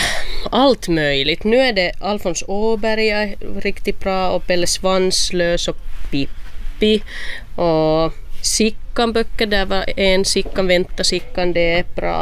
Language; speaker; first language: Swedish; non-native, local second language; Finnish